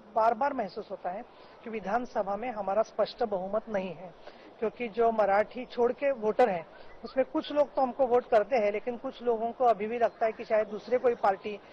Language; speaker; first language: Hindi; non-native, local second language; Marathi